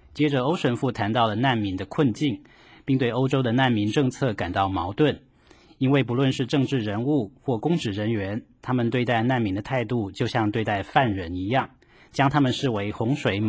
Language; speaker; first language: Chinese; native; Chinese